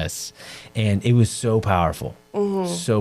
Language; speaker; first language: English; native; English